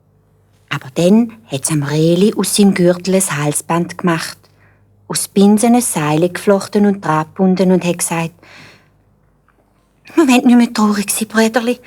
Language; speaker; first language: German; native; German